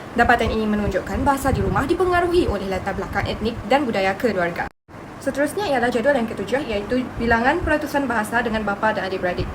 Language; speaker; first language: Malay; native; Malay